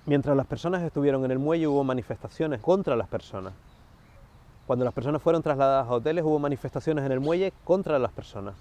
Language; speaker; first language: Spanish; native; Spanish